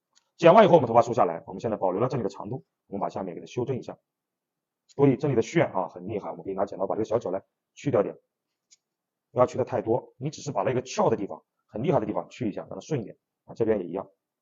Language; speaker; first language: Chinese; native; Chinese